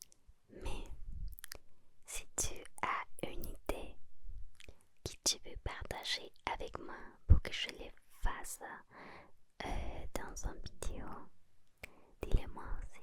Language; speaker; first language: French; non-native, learner; Spanish